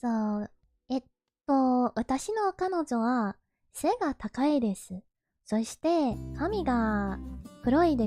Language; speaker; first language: Japanese; non-native, learner; English